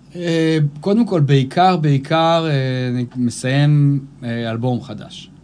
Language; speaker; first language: Hebrew; native; Hebrew